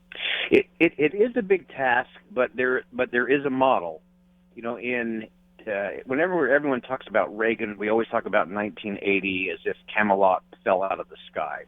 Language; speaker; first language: English; native; English